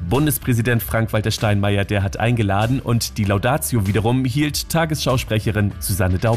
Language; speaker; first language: German; native; German